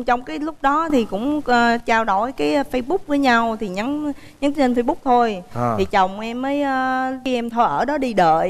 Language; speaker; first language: Vietnamese; native; Vietnamese